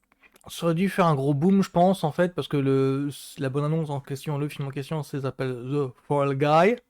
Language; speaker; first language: French; native; French